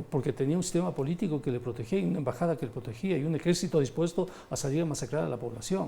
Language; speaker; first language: Spanish; native; Spanish